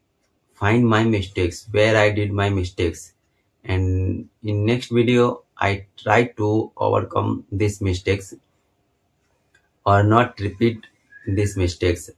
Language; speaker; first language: English; non-native, learner; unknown